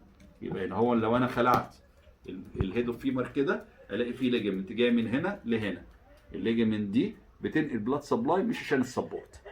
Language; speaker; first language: Arabic; native; Arabic